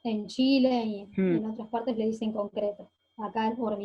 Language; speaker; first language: Spanish; native; Spanish